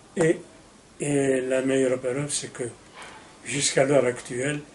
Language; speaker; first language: French; non-native, local second language; Arabic